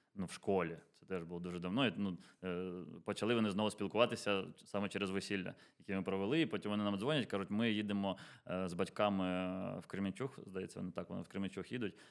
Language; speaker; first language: Ukrainian; native; Ukrainian